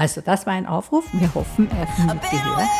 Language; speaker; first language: German; native; German